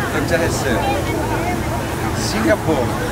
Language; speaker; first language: Korean; non-native, learner; Chinese